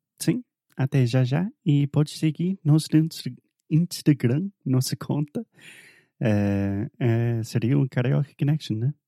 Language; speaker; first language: Portuguese; non-native, fluent; English